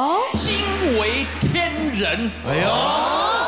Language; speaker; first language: Chinese; native; Chinese